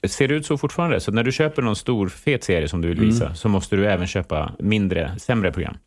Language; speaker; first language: Swedish; native; Swedish